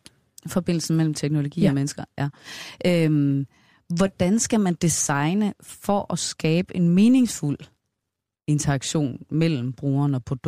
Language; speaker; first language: Danish; native; Danish